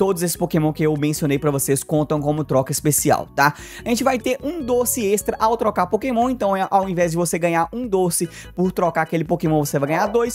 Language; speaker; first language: Portuguese; native; Portuguese